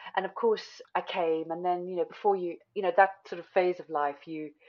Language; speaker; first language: English; native; English